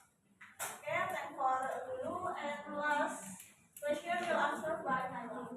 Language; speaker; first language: English; non-native, learner; Indonesian